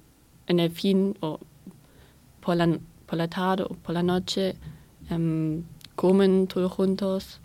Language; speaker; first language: Spanish; non-native, learner; German